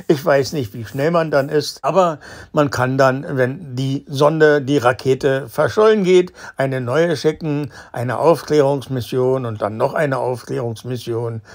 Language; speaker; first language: German; native; German